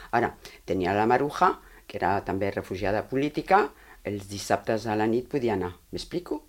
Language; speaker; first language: Catalan; early bilingual, heritage; Catalan